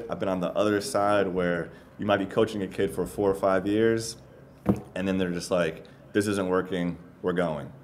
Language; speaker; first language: English; native; English